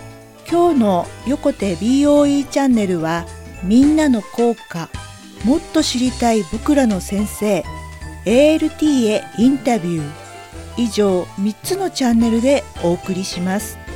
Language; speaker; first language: Japanese; native; Japanese